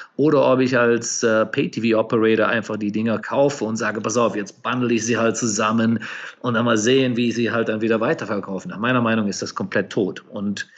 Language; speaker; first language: German; native; German